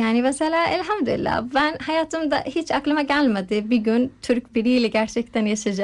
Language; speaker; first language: Turkish; non-native, fluent; Arabic